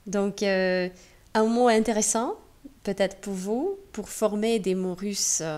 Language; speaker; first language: French; non-native, fluent; Russian